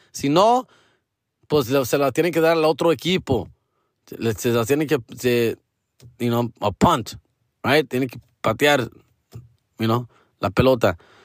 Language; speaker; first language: Spanish; early bilingual, other home language; English